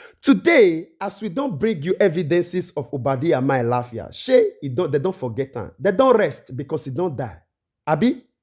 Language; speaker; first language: Nigerian Pidgin; native; Nigerian Pidgin